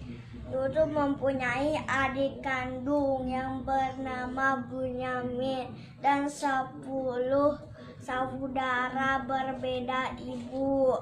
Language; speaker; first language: Indonesian; native; Indonesian